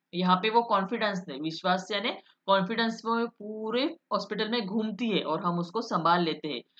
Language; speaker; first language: Hindi; non-native, local second language; Marathi